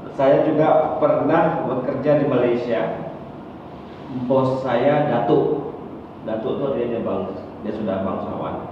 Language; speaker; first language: Indonesian; non-native, local second language; Achinese